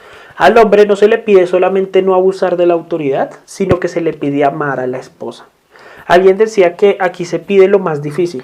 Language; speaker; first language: Spanish; native; Spanish